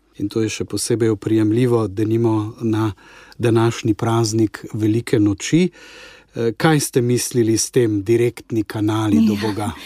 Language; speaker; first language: Slovenian; native; Slovenian